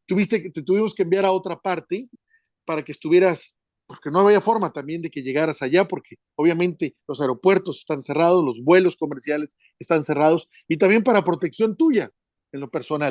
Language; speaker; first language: Spanish; native; Spanish